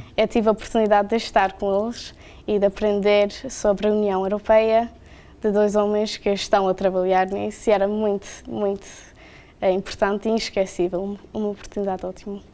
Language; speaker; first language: Portuguese; early bilingual, heritage; Portuguese